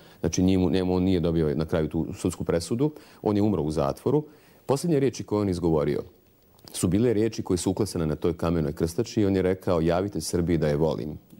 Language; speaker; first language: Croatian; native; Croatian